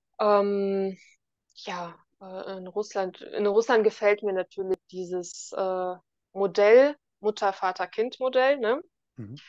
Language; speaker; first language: German; native; German